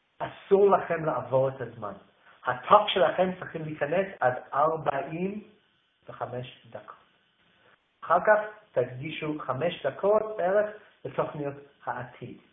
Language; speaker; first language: Hebrew; non-native, fluent; English